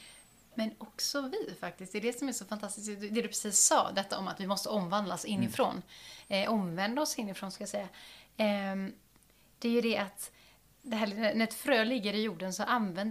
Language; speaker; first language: Swedish; native; Swedish